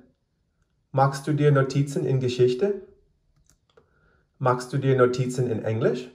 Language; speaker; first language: German; non-native, fluent; English